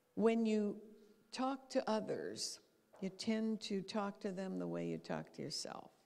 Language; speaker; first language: English; native; English